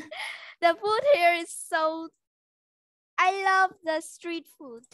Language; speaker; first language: English; non-native, learner; Vietnamese